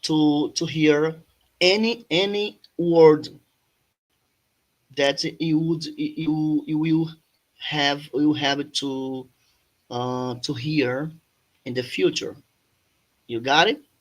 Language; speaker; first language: English; non-native, fluent; Portuguese